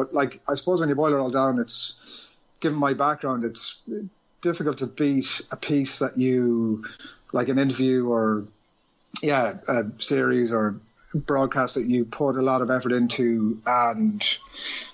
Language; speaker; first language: English; native; English